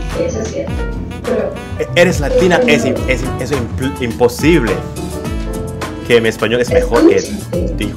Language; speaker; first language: Spanish; non-native, learner; Indonesian